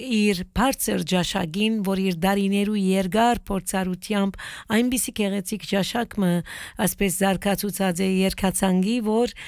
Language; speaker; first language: Armenian; early bilingual, heritage; Armenian